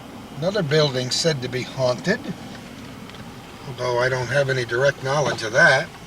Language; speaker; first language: English; native; English